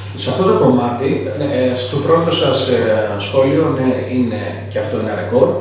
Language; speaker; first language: Greek; native; Greek